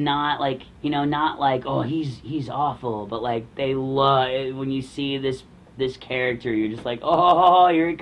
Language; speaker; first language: English; native; English